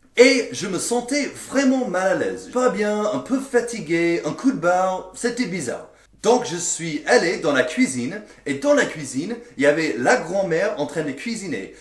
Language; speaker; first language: French; non-native, fluent; English